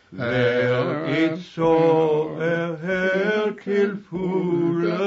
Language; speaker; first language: Danish; native; Danish